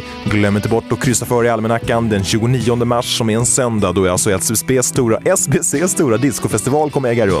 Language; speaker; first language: Swedish; native; Swedish